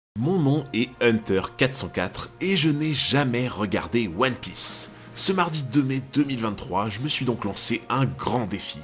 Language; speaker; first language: French; native; French